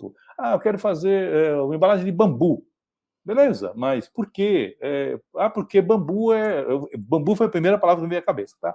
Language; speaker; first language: Portuguese; native; Portuguese